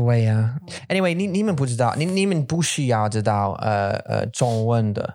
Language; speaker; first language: Chinese; non-native, learner; English